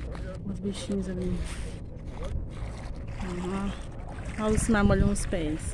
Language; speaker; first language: Portuguese; native; Portuguese